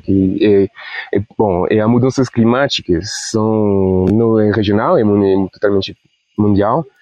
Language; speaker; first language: Portuguese; non-native, fluent; Spanish